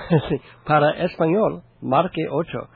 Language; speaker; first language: Spanish; non-native, learner; English